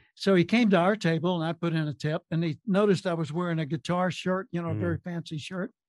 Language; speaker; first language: English; native; English